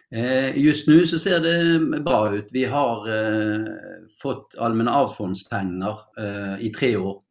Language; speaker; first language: Swedish; non-native, fluent; Norwegian